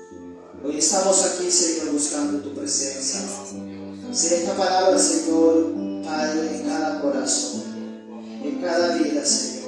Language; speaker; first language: Spanish; native; Spanish